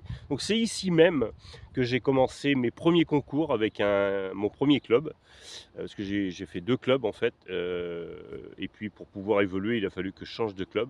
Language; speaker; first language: French; native; French